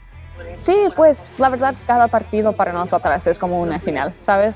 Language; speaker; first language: Spanish; early bilingual, heritage; English